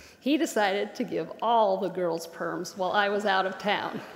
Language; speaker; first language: English; native; English